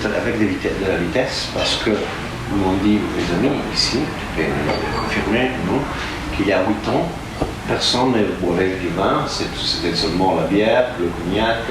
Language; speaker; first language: French; non-native, fluent; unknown